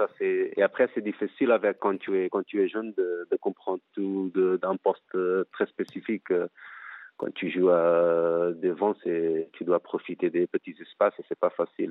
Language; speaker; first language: French; non-native, fluent; Portuguese